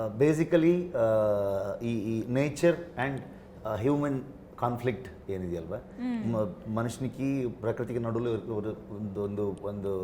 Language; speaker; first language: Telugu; non-native, learner; Kannada